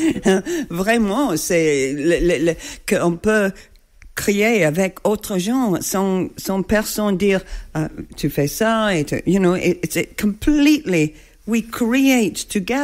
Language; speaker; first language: French; non-native, learner; English